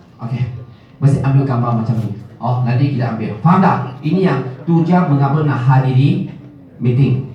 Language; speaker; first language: Malay; non-native, local second language; Min Nan Chinese